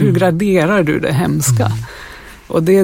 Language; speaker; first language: Swedish; non-native, fluent; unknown